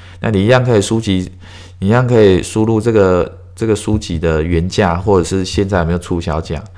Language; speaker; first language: Chinese; native; Chinese